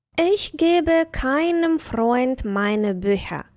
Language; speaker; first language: German; non-native, fluent; Ukrainian